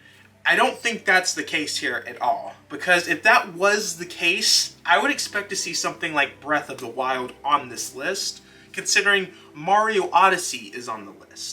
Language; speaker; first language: English; native; English